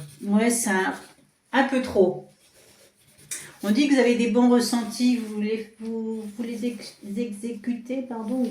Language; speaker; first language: French; native; French